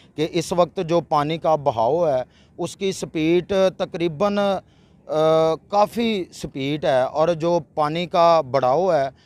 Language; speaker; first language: Urdu; non-native, local second language; Punjabi